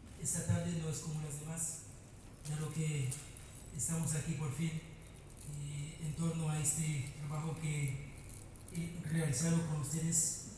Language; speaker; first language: Spanish; non-native, fluent; Haitian Creole